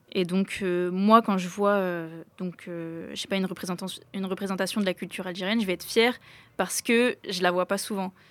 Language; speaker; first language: French; native; French